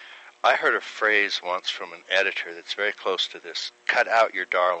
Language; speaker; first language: English; native; English